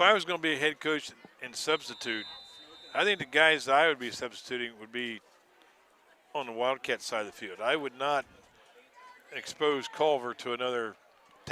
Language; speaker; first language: English; native; English